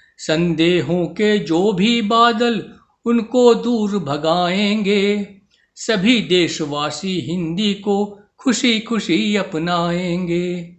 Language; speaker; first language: Hindi; native; Hindi